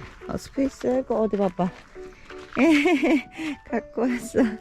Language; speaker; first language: Korean; native; Korean